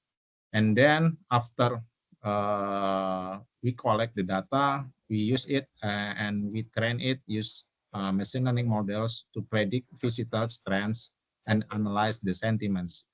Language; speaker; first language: English; non-native, local second language; Indonesian